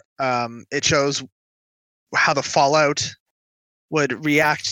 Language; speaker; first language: English; native; English